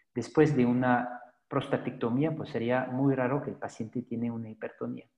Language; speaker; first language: Spanish; non-native, fluent; French